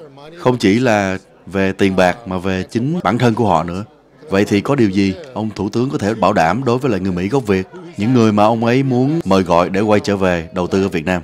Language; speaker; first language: Vietnamese; native; Vietnamese